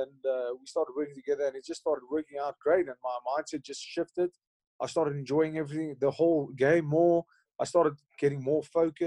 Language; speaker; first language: English; non-native, local second language; Afrikaans